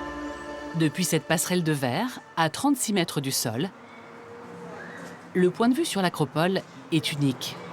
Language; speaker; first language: French; native; French